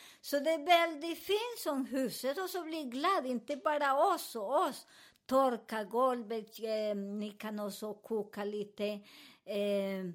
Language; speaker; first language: Swedish; non-native, learner; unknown